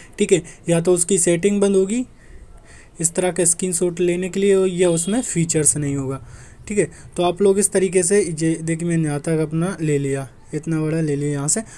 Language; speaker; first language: Hindi; native; Hindi